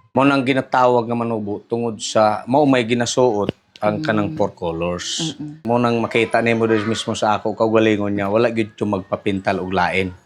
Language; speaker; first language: Cebuano; non-native, local second language; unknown